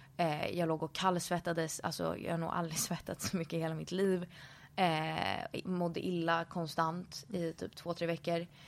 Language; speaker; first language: Swedish; native; Swedish